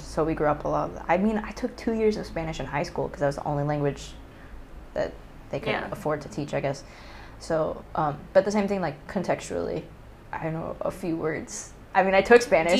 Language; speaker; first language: English; native; English